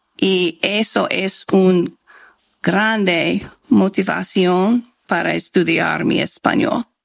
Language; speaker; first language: Spanish; non-native, learner; English